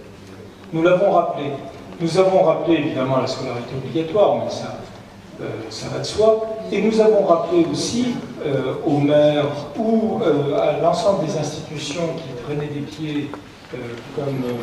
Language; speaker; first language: French; native; French